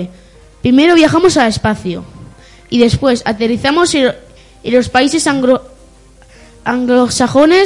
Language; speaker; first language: Spanish; native; Spanish